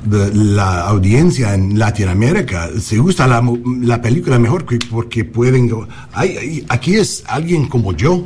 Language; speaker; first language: Spanish; early bilingual, heritage; English